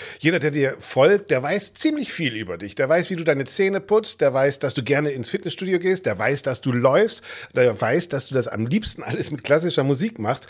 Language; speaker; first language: German; native; German